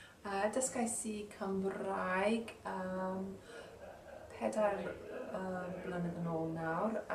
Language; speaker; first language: Welsh; non-native, learner; English